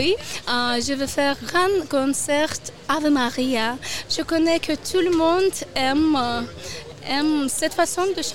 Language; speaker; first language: French; non-native, learner; Ukrainian